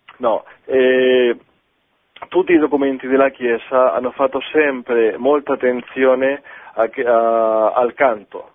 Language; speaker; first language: Italian; non-native, fluent; Spanish